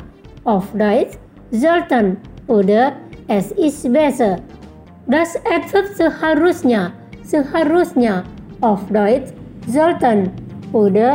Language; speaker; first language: German; non-native, fluent; Indonesian